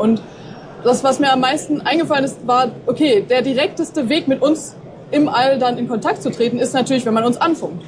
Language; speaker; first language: German; native; German